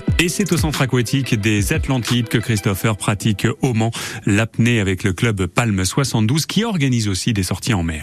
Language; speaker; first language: French; native; French